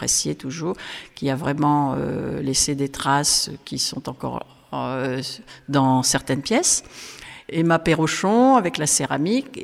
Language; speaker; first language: French; native; French